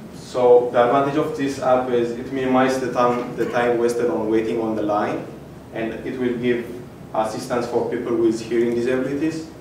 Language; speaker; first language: English; non-native, fluent; Amharic